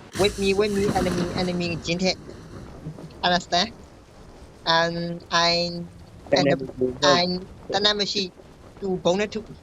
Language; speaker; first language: English; non-native, learner; Burmese